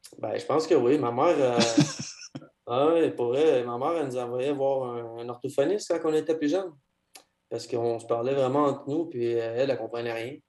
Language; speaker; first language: French; native; French